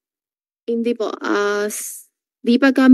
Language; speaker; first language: Filipino; non-native, learner; Chinese